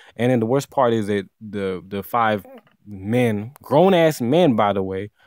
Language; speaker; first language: English; native; English